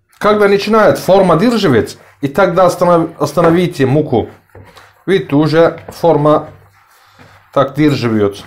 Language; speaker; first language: Russian; non-native, learner; Turkish